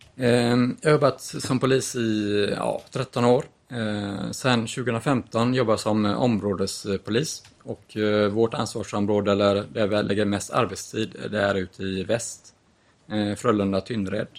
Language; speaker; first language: Swedish; native; Swedish